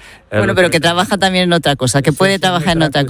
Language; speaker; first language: Spanish; native; Spanish